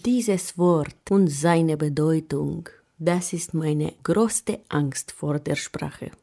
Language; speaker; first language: German; non-native, fluent; Romanian